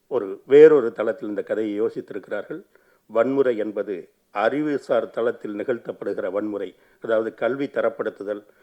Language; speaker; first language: Tamil; native; Tamil